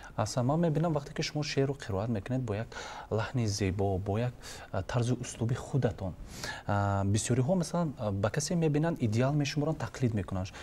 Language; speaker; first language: Tajik; native; Tajik